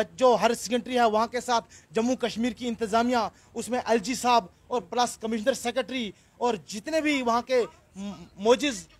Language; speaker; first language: Hindi; non-native, local second language; Kashmiri